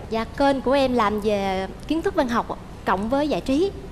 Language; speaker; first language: Vietnamese; native; Vietnamese